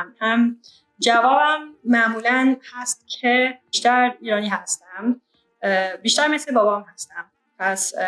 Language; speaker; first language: Persian; early bilingual, heritage; English